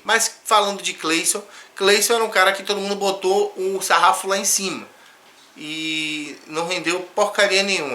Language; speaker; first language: Portuguese; native; Portuguese